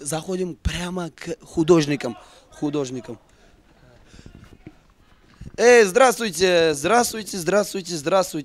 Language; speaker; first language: Russian; non-native, local second language; Uzbek